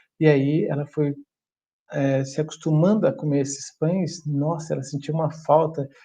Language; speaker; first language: Portuguese; early bilingual, other home language; German